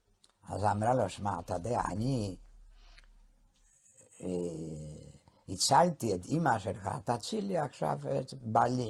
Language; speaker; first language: Hebrew; non-native, fluent; Polish